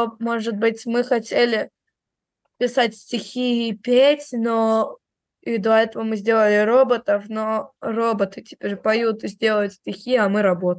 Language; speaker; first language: Russian; early bilingual, heritage; Russian